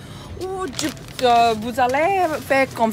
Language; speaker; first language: French; non-native, learner; Korean